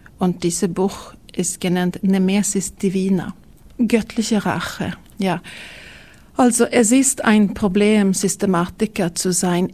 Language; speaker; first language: German; non-native, learner; Swedish